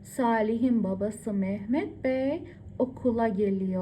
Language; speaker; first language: Turkish; non-native, fluent; Persian